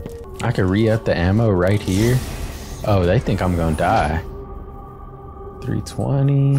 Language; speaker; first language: English; native; English